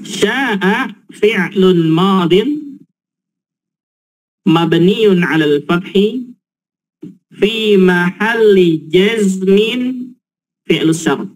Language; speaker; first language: Arabic; non-native, learner; Indonesian